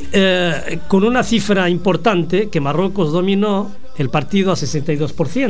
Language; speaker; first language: Spanish; non-native, fluent; Arabic